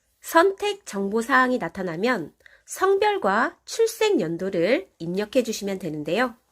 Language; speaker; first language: Korean; native; Korean